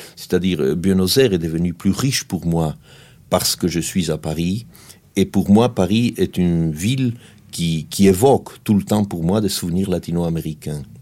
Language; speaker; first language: French; non-native, fluent; Spanish